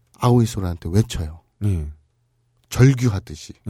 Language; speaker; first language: Korean; native; Korean